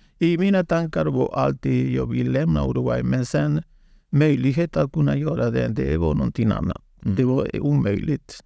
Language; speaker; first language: Swedish; non-native, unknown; Spanish